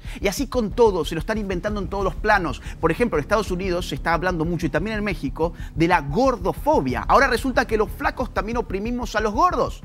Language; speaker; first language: Spanish; native; Spanish